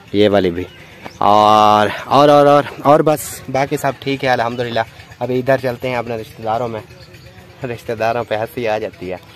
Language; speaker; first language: Urdu; non-native, local second language; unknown